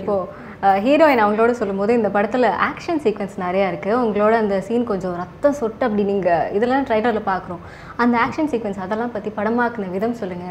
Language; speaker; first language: Tamil; native; Tamil